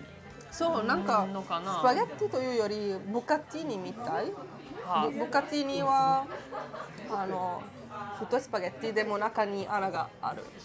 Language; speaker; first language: Japanese; non-native, fluent; Italian